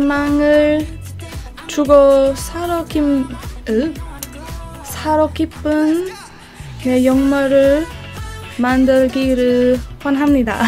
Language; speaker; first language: Korean; non-native, learner; English